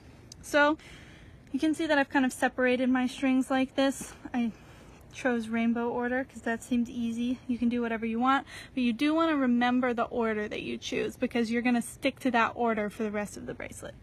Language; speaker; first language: English; native; English